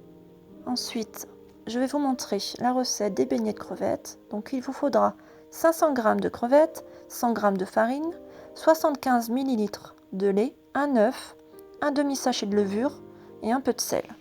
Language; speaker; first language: French; native; French